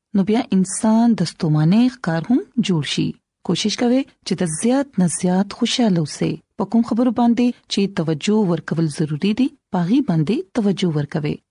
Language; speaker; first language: Pashto; non-native, local second language; Punjabi